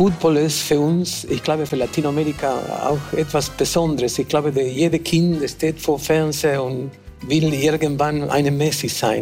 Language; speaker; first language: German; non-native, fluent; Spanish